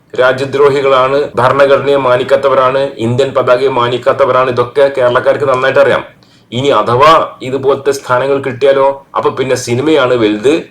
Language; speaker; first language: Malayalam; native; Malayalam